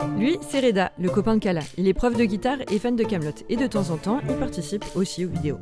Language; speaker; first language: French; native; French